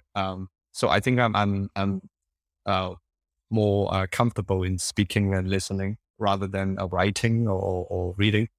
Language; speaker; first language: English; non-native, local second language; Cantonese